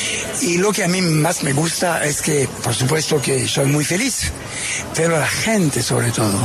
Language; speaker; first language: Spanish; non-native, fluent; French